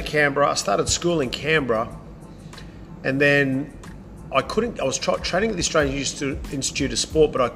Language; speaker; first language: English; native; English